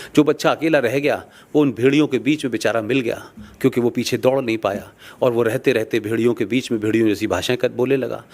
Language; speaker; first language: Hindi; native; Hindi